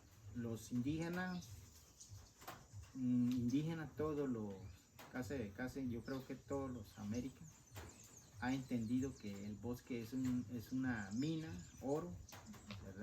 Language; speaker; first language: Spanish; non-native, local second language; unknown